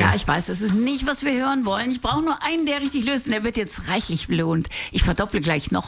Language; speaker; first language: German; native; German